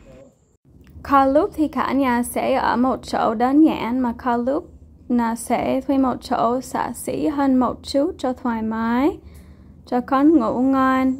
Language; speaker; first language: Vietnamese; non-native, fluent; English